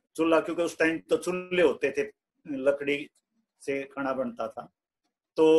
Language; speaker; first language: Hindi; native; Hindi